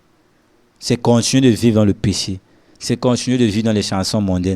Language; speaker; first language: French; non-native, local second language; Lingala